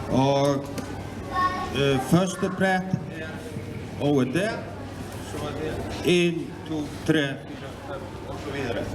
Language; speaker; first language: Danish; non-native, learner; Icelandic